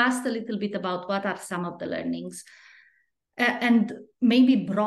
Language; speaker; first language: English; non-native, fluent; Romanian